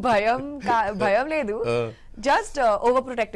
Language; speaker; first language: Telugu; non-native, fluent; Hindi